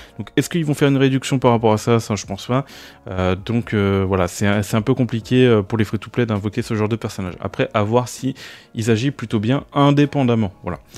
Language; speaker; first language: French; native; French